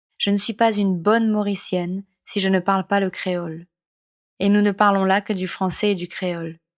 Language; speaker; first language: French; non-native, local second language; Morisyen